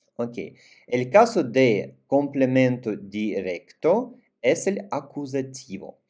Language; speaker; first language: Spanish; non-native, fluent; Russian